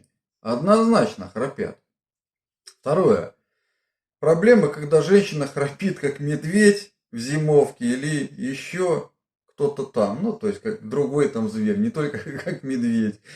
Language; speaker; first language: Russian; native; Russian